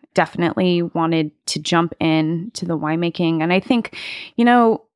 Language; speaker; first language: English; native; English